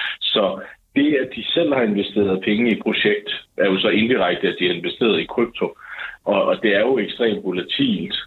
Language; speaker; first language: Danish; native; Danish